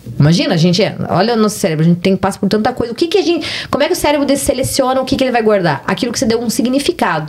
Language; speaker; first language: Portuguese; native; Portuguese